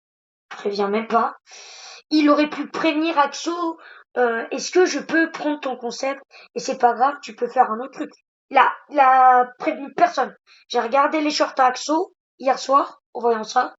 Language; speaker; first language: French; native; French